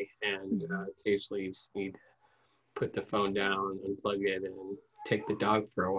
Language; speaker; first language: English; native; English